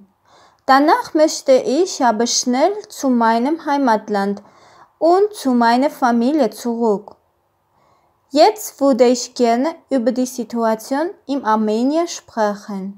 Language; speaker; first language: German; non-native, learner; Armenian